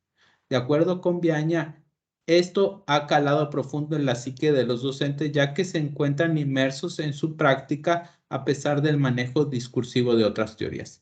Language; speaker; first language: Spanish; native; Spanish